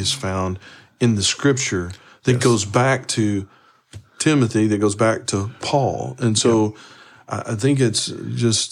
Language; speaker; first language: English; native; English